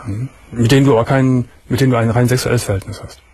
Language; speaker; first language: German; native; German